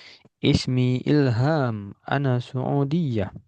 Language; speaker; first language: Arabic; non-native, fluent; Indonesian